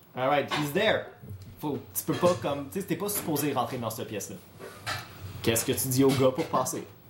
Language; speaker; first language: French; native; French